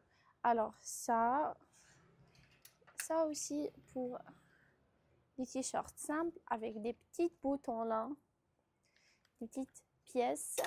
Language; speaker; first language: French; non-native, local second language; Arabic